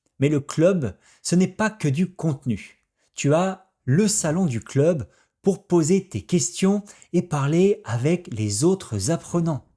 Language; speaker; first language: French; native; French